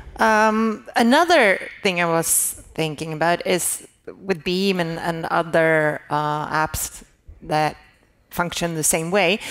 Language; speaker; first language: English; non-native, fluent; Swedish